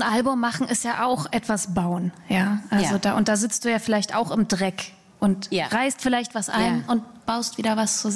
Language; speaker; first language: German; native; German